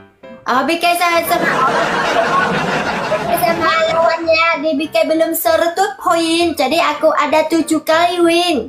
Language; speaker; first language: Indonesian; non-native, learner; Vietnamese